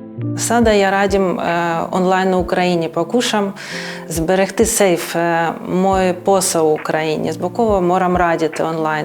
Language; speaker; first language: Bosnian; non-native, learner; Ukrainian